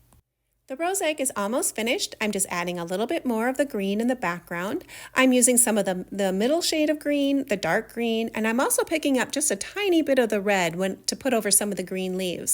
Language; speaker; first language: English; native; English